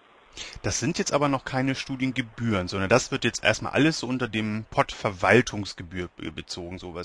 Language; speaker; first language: German; native; German